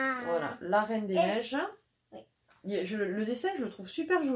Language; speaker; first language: French; native; French